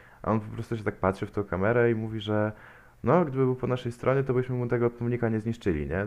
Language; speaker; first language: Polish; native; Polish